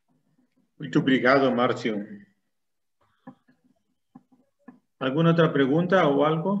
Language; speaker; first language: Portuguese; non-native, learner; Spanish